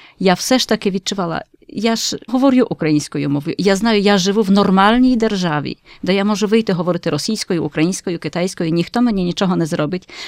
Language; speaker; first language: Ukrainian; early bilingual, heritage; Ukrainian